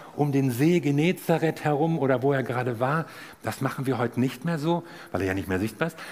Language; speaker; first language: German; native; German